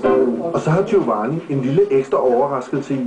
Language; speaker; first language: Danish; native; Danish